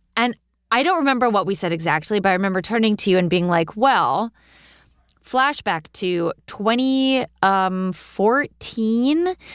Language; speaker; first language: English; native; English